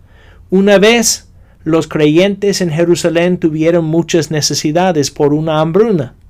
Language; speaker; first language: Spanish; non-native, fluent; English